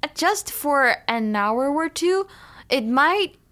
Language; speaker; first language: English; non-native, fluent; Chinese